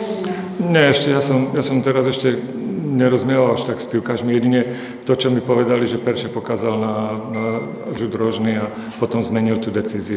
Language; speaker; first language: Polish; non-native, learner; Slovak